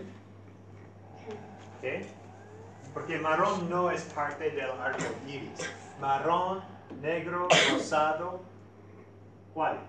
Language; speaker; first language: Spanish; non-native, fluent; English